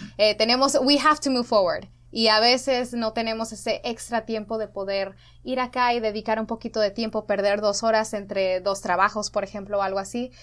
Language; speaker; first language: Spanish; early bilingual, other home language; English